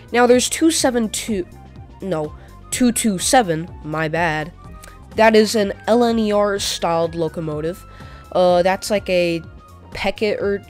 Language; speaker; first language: English; native; English